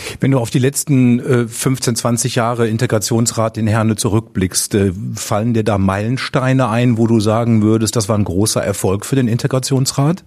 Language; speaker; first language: German; native; German